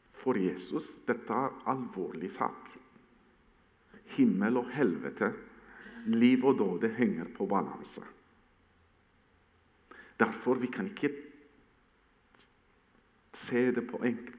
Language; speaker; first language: Norwegian; non-native, fluent; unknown